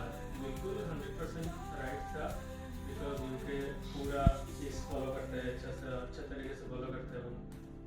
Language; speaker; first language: Hindi; non-native, local second language; Bangla